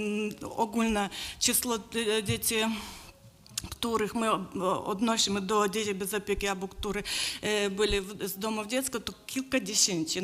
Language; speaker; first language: Polish; non-native, learner; Ukrainian